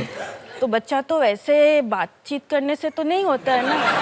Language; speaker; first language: Hindi; non-native, local second language; Bangla